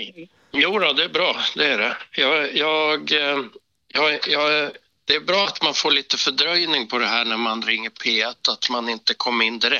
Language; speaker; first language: Swedish; native; Swedish